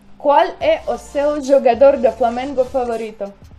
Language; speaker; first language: Portuguese; non-native, learner; Russian